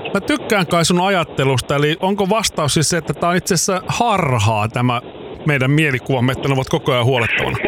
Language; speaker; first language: Finnish; native; Finnish